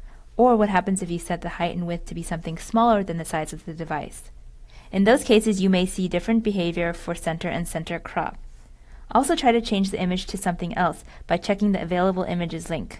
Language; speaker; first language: English; native; English